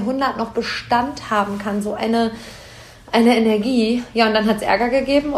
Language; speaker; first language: German; native; German